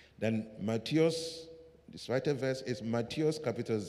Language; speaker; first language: German; non-native, learner; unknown